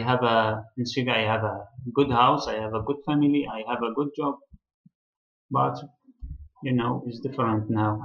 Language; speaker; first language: English; non-native, learner; Arabic